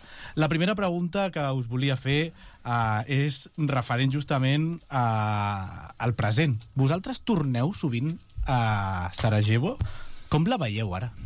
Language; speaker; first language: Catalan; native; Catalan